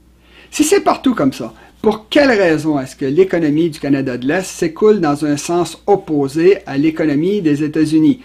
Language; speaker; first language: French; native; French